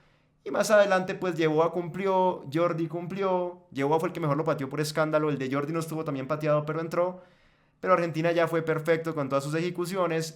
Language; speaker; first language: Spanish; native; Spanish